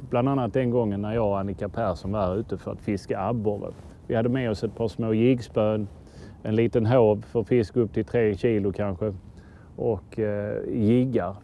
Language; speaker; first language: Swedish; native; Swedish